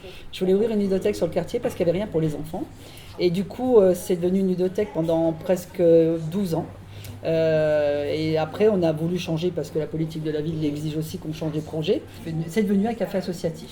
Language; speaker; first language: French; native; French